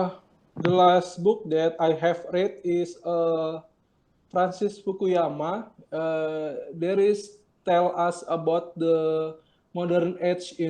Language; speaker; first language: English; non-native, learner; Indonesian